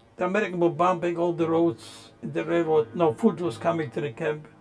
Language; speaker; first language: English; non-native, fluent; Polish